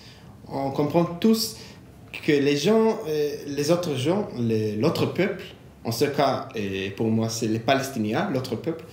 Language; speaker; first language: French; non-native, fluent; Hebrew